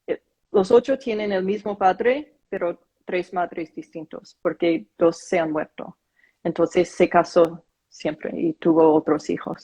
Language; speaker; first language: Spanish; non-native, fluent; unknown